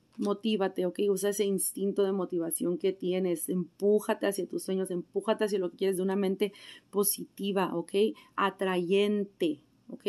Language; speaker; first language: Spanish; early bilingual, heritage; Spanish